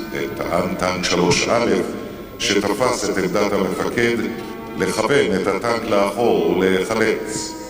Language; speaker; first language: Hebrew; native; Hebrew